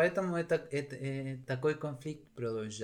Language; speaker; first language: Russian; non-native, learner; Spanish